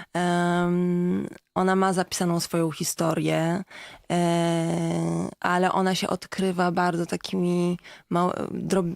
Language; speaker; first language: Polish; native; Polish